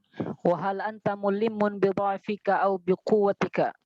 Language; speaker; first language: Arabic; non-native, learner; Indonesian